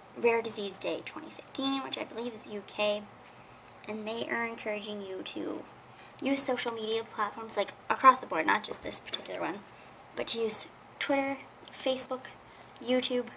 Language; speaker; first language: English; native; English